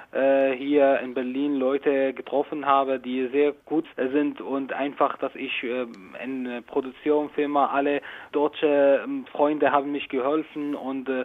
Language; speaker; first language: German; non-native, learner; Arabic